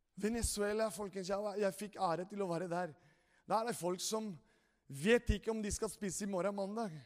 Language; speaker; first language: Norwegian; non-native, fluent; Spanish